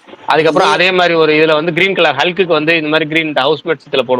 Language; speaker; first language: Tamil; native; Tamil